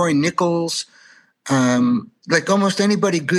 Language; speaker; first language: English; native; English